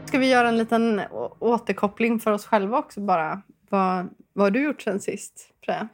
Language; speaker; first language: Swedish; native; Swedish